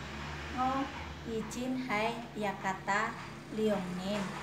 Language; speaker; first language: Cantonese; non-native, learner; Indonesian